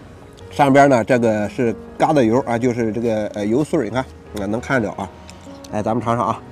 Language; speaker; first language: Chinese; native; Chinese